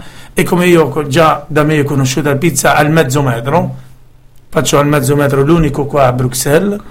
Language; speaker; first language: Italian; non-native, learner; Arabic